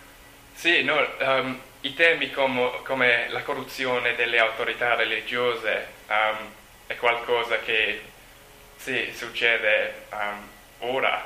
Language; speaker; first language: Italian; non-native, learner; English